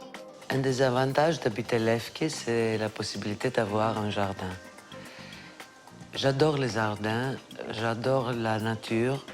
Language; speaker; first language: French; non-native, fluent; Greek